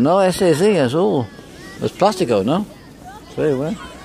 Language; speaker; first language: Spanish; non-native, learner; English